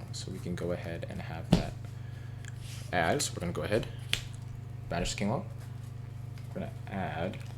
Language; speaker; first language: English; native; English